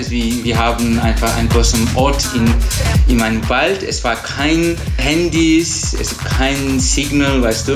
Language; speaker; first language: German; non-native, learner; Turkish